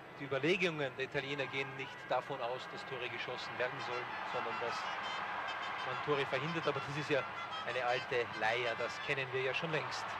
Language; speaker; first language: German; native; German